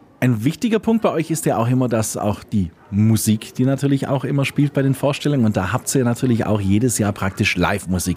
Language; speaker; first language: German; native; German